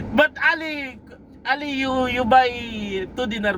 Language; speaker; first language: English; non-native, local second language; Arabic